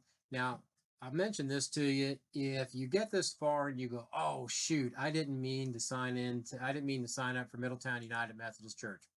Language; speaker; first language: English; native; English